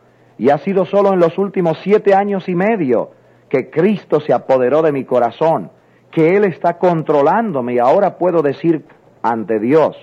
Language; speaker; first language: Spanish; native; Spanish